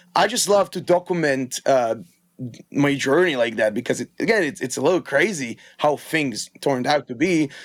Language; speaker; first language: English; non-native, fluent; Hebrew